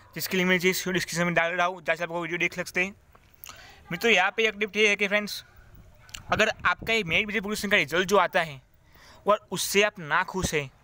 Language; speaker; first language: Hindi; non-native, local second language; Gujarati